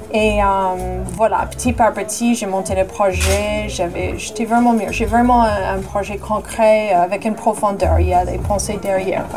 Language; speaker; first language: French; non-native, fluent; English